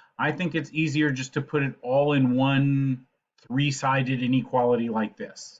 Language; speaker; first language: English; native; English